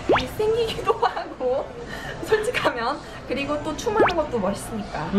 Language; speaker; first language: Korean; early bilingual, heritage; Korean